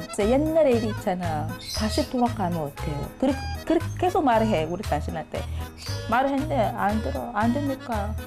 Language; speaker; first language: Korean; non-native, learner; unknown